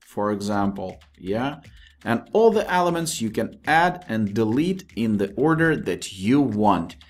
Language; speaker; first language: English; non-native, fluent; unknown